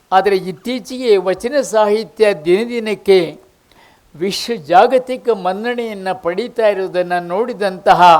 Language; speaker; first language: Kannada; native; Kannada